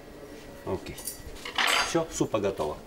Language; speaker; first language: Russian; non-native, learner; Italian